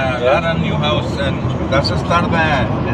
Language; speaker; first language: English; non-native, learner; Spanish